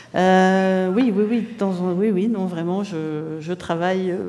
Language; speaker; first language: French; native; French